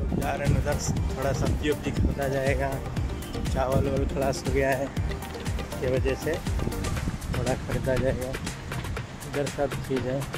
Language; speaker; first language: Hindi; non-native, local second language; Bhojpuri